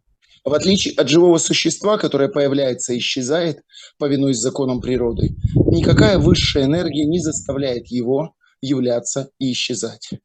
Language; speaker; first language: Russian; native; Russian